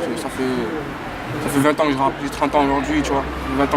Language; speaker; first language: French; native; French